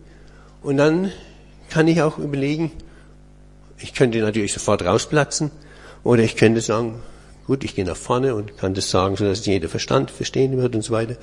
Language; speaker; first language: German; native; German